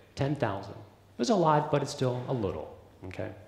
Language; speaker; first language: English; native; English